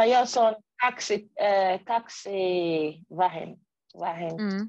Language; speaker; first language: Finnish; non-native, learner; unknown